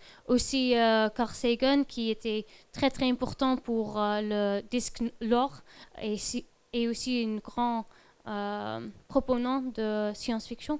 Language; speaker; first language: French; non-native, fluent; Dutch